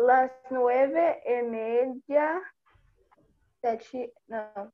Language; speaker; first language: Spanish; non-native, learner; Portuguese